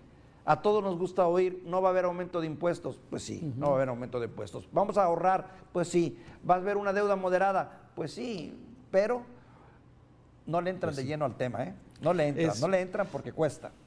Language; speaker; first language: Spanish; native; Spanish